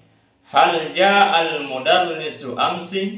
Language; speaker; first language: Arabic; non-native, fluent; Indonesian